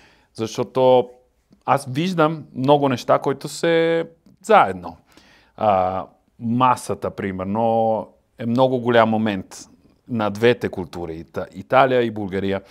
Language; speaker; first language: Bulgarian; non-native, learner; Italian